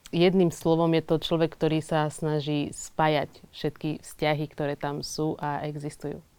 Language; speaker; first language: Slovak; early bilingual, other home language; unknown